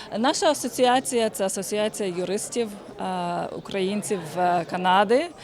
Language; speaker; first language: Ukrainian; early bilingual, heritage; Ukrainian